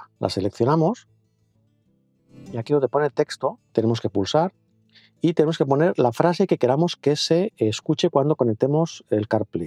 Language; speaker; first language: Spanish; native; Spanish